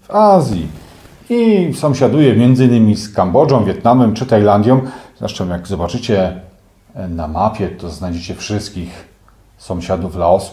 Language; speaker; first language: Polish; native; Polish